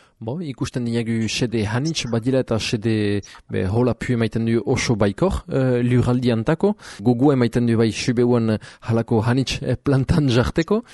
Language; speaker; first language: Basque; native; Basque